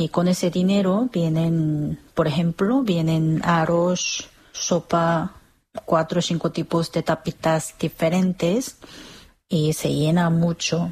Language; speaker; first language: Spanish; non-native, fluent; Korean